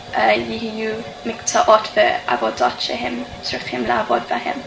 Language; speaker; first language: Hebrew; non-native, fluent; English